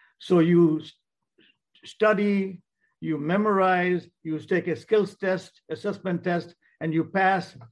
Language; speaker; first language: English; non-native, local second language; Bangla